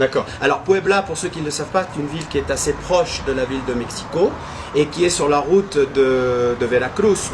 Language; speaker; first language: French; native; French